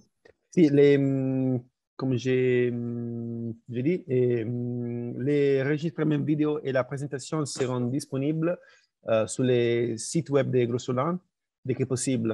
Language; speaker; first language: French; non-native, learner; Spanish